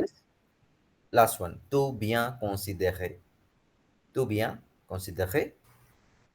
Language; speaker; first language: French; non-native, fluent; Hindi